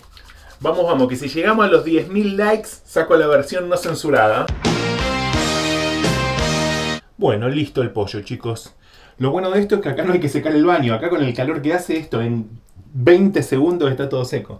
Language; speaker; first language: Spanish; native; Spanish